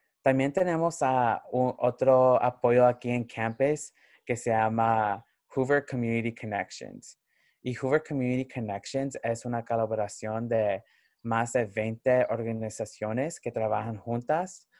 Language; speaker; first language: Spanish; early bilingual, heritage; Spanish